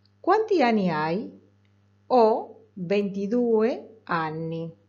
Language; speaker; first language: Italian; non-native, fluent; Spanish